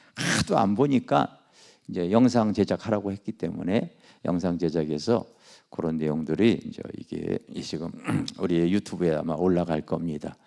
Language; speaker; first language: Korean; native; Korean